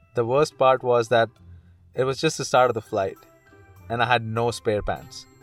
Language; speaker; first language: English; non-native, local second language; Hindi